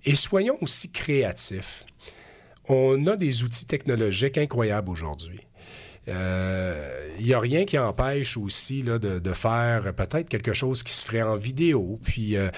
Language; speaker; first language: French; native; French